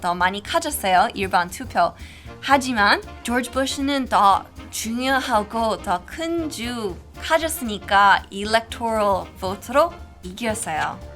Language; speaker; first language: Korean; non-native, fluent; English